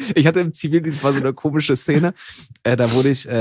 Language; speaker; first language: German; native; German